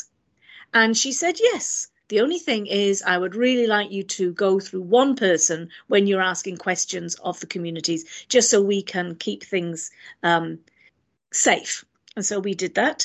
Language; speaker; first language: English; native; English